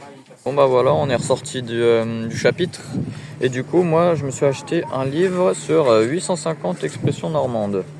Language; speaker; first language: French; native; French